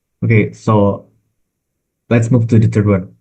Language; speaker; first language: English; non-native, learner; Indonesian